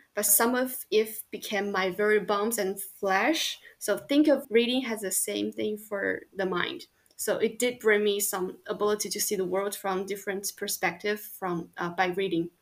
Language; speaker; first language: English; non-native, fluent; Chinese